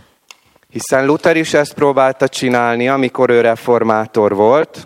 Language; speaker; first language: Hungarian; native; Hungarian